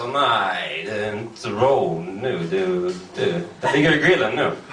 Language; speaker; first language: Swedish; non-native, learner; English